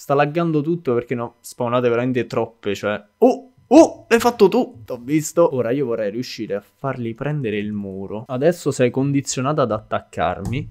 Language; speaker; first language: Italian; native; Italian